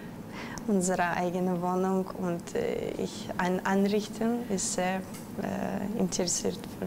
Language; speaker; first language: German; non-native, learner; Russian